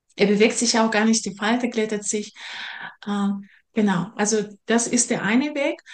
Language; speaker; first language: German; non-native, fluent; Russian